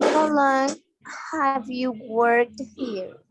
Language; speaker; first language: English; non-native, learner; Spanish